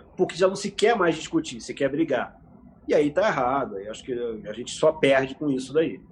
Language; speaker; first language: Portuguese; native; Portuguese